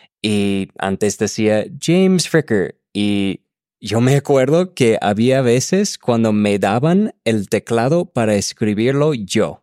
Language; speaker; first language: Spanish; non-native, fluent; English